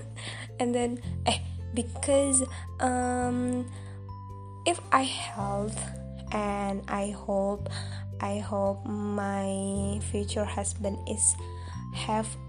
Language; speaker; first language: English; non-native, local second language; Indonesian